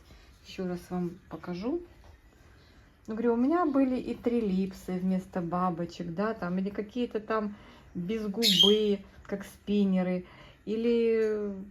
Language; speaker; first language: Russian; native; Russian